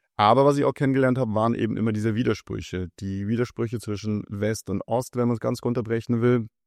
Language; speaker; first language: German; early bilingual, other home language; Russian